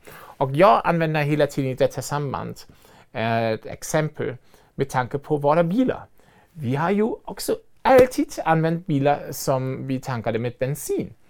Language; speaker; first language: Swedish; non-native, fluent; German